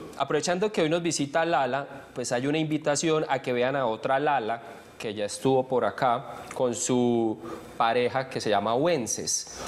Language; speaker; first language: Spanish; native; Spanish